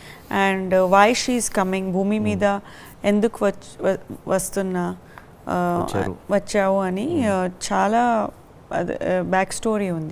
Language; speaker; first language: Telugu; non-native, learner; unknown